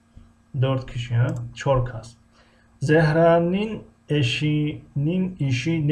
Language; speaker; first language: Turkish; non-native, fluent; Tajik